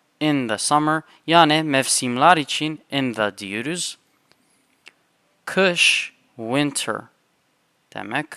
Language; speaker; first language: Turkish; non-native, fluent; English